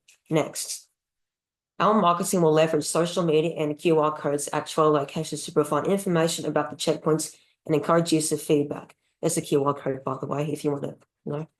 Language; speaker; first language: English; native; English